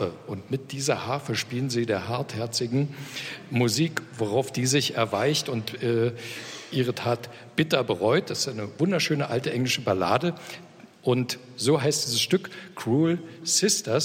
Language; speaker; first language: German; native; German